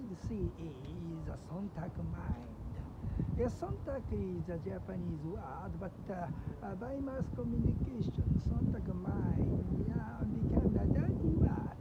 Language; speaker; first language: English; non-native, learner; Japanese